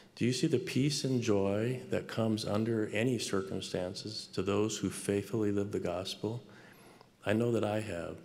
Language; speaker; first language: English; native; English